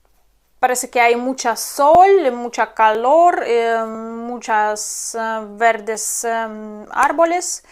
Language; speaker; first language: Spanish; non-native, fluent; Russian